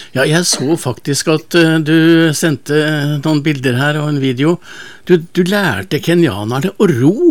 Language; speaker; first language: Norwegian; native; Norwegian